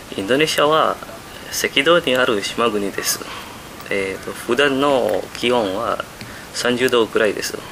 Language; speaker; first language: Japanese; non-native, learner; Indonesian